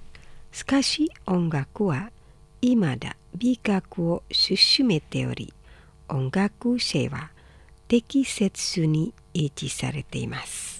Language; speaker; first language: Japanese; non-native, fluent; Indonesian